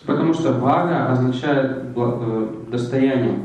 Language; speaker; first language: Russian; native; Russian